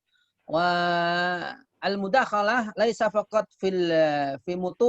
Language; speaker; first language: Arabic; non-native, fluent; Indonesian